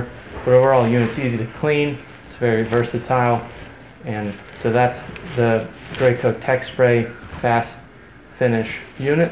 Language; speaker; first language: English; native; English